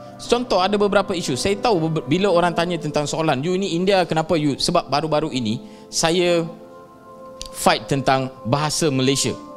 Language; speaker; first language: Malay; non-native, local second language; Tamil